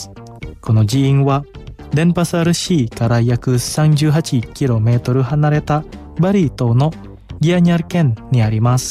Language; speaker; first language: Japanese; non-native, fluent; Indonesian